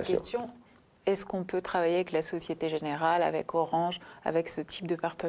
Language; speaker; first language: French; native; French